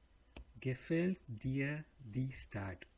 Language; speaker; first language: German; non-native, learner; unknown